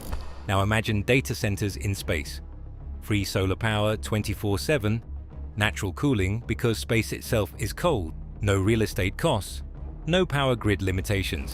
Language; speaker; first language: English; native; English